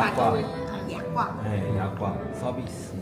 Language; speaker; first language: Korean; native; Korean